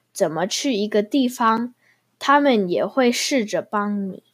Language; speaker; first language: Chinese; non-native, learner; English